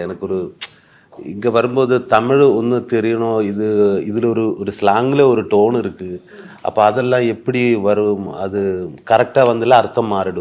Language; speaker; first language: Tamil; non-native, learner; Malayalam